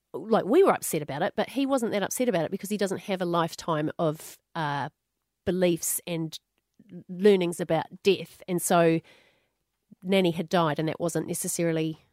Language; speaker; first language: English; native; English